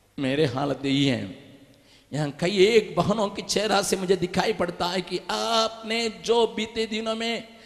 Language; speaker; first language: Hindi; non-native, local second language; Tamil